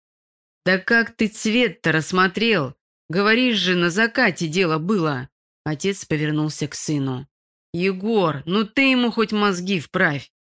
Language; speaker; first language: Russian; native; Russian